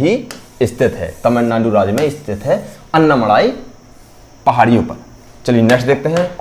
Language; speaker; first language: Hindi; native; Hindi